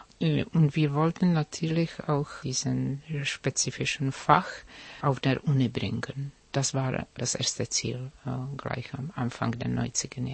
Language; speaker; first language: German; non-native, fluent; Czech